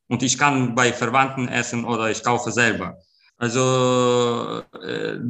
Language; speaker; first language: German; non-native, fluent; Ukrainian